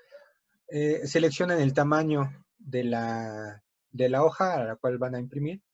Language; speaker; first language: Spanish; native; Spanish